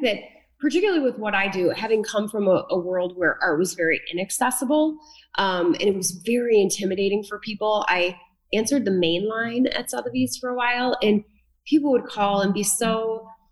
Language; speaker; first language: English; native; English